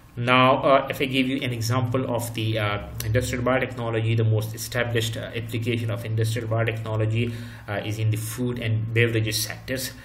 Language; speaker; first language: English; non-native, local second language; Urdu